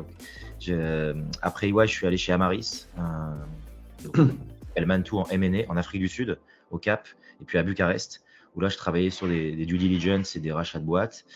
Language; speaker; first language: French; native; French